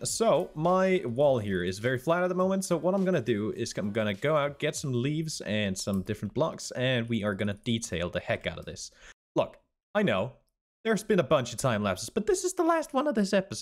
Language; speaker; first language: English; native; English